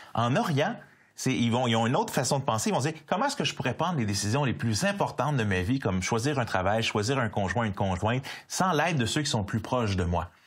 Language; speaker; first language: French; native; French